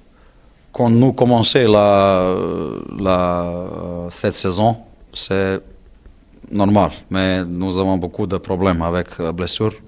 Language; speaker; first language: French; non-native, learner; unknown